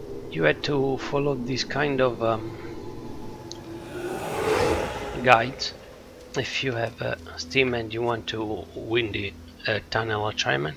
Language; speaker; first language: English; non-native, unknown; Italian